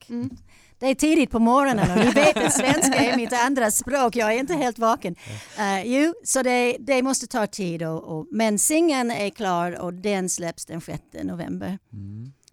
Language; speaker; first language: Swedish; non-native, fluent; English